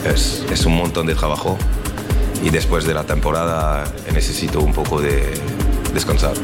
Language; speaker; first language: Spanish; non-native, learner; French